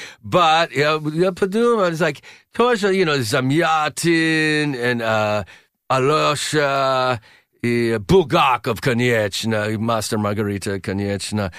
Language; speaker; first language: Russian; non-native, learner; English